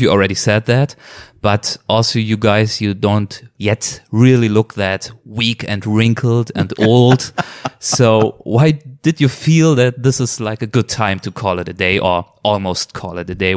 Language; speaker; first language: English; non-native, fluent; German